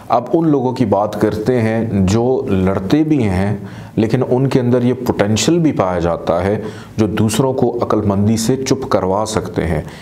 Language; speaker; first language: Urdu; native; Urdu